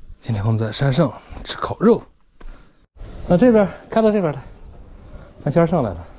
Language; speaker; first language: Chinese; native; Chinese